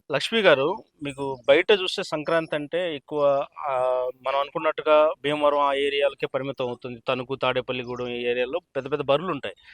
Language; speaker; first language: Telugu; native; Telugu